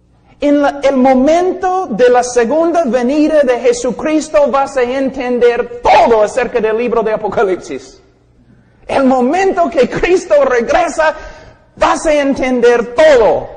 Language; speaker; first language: Spanish; non-native, fluent; English